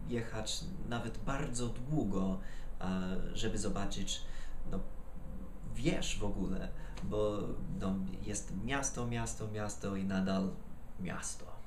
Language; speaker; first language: Polish; non-native, fluent; English